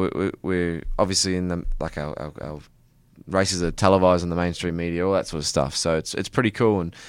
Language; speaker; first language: English; native; English